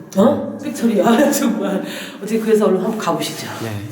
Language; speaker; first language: Korean; native; Korean